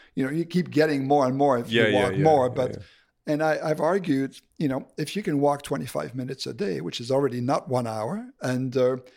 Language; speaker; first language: English; non-native, fluent; French